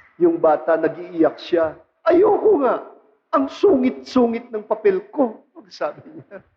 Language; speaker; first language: Filipino; non-native, local second language; Pampanga